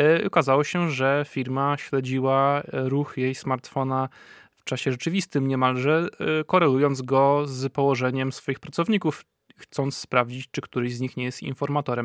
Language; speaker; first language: Polish; native; Polish